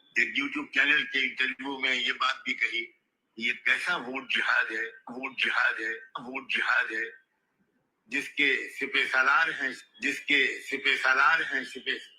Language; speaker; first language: Urdu; native; Urdu